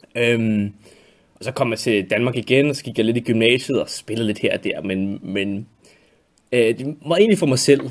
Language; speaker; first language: Danish; native; Danish